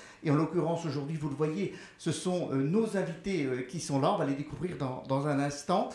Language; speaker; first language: French; native; French